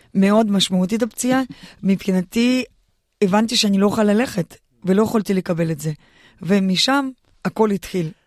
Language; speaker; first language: Hebrew; non-native, fluent; Russian